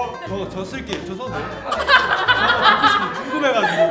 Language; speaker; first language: Korean; native; Korean